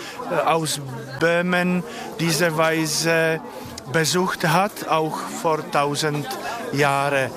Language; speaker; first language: German; non-native, fluent; Czech